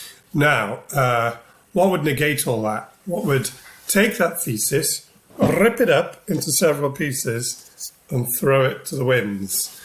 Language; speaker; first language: English; native; English